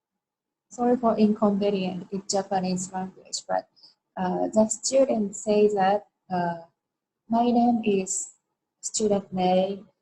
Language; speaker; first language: English; non-native, learner; Japanese